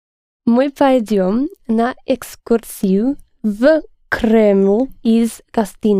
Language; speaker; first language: Russian; non-native, learner; English